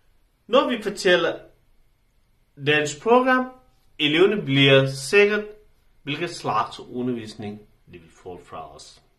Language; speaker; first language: Danish; non-native, learner; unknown